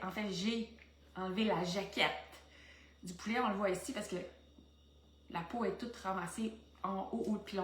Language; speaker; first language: French; native; French